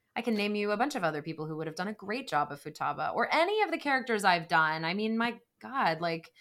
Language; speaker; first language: English; native; English